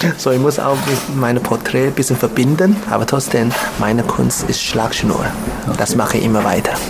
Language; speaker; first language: German; non-native, learner; Chinese